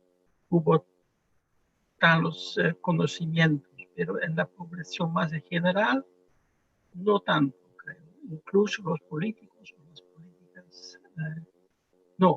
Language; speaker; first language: Spanish; non-native, fluent; Dutch